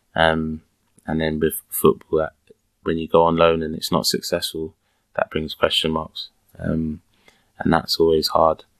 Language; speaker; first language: English; native; English